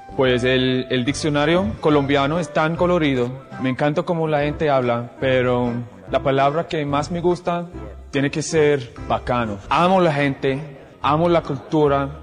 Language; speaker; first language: Spanish; non-native, fluent; English